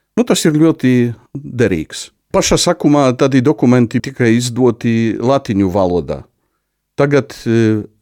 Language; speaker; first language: Latvian; non-native, fluent; Polish